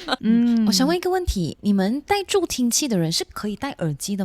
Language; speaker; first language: Chinese; non-native, local second language; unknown